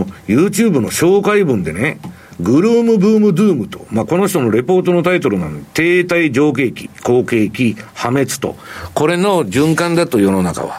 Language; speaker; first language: Japanese; native; Japanese